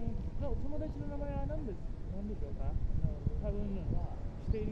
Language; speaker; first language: Japanese; non-native, fluent; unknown